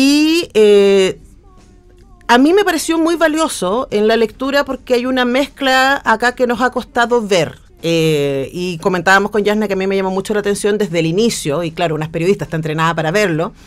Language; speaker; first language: Spanish; native; Spanish